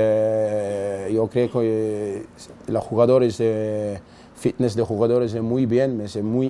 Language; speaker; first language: Spanish; non-native, learner; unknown